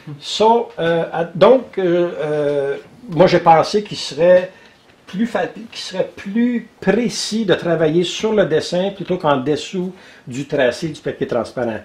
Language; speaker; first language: French; native; French